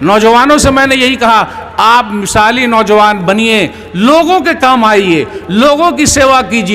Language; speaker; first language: Hindi; native; Hindi